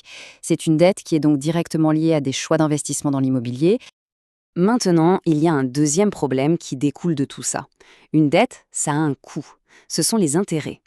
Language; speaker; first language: French; native; French